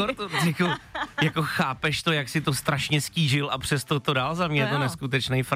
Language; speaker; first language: Czech; native; Czech